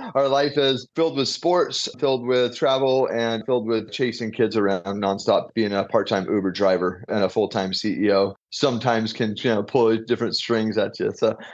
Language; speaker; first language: English; native; English